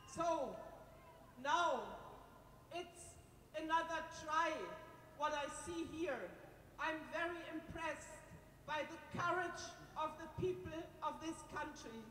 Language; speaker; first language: English; non-native, fluent; German